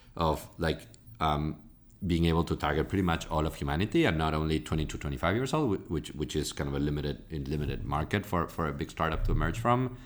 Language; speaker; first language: English; non-native, fluent; Spanish